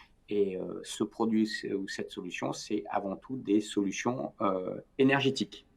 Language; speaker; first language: French; native; French